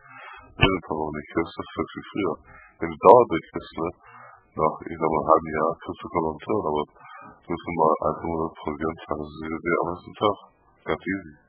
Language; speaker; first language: German; native; German